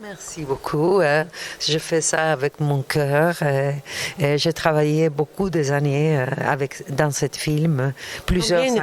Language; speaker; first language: French; non-native, fluent; Arabic